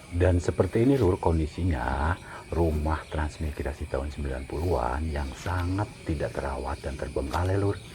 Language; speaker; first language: Indonesian; non-native, local second language; Javanese